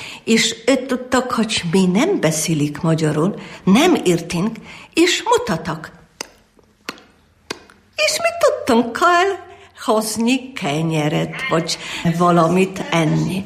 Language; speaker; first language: Hungarian; non-native, learner; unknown